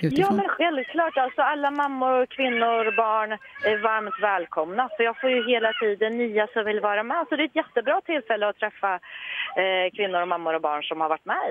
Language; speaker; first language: Swedish; native; Swedish